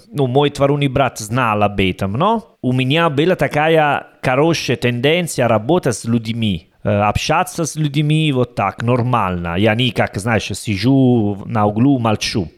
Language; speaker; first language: Russian; non-native, learner; Italian